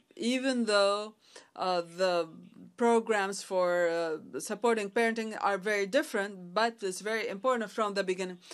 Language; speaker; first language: English; non-native, fluent; Arabic